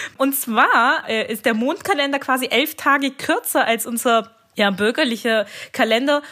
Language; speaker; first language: German; early bilingual, other home language; Turkish